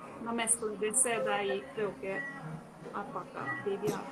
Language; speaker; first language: Spanish; non-native, fluent; Hungarian